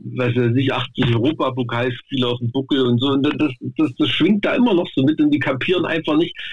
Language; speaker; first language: German; native; German